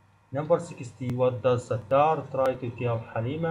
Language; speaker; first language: English; non-native, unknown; Arabic